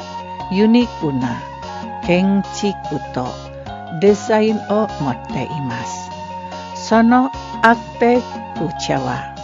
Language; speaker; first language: Japanese; non-native, learner; Indonesian